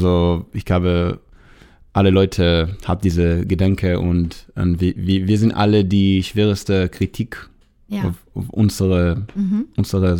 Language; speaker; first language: German; non-native, learner; Hebrew